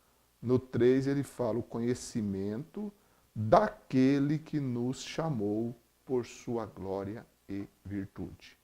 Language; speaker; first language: Portuguese; native; Portuguese